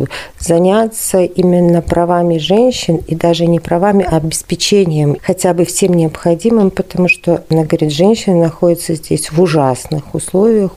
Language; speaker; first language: Russian; native; Russian